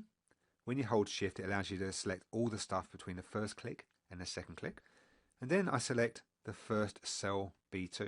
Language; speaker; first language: English; native; English